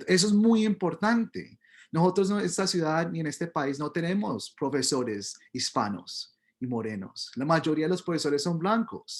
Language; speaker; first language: Spanish; early bilingual, heritage; Spanish